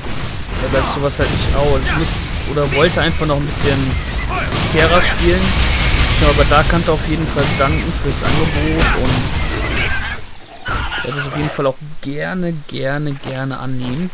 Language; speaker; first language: German; native; German